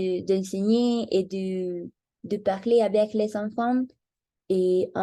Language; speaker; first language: French; non-native, learner; Spanish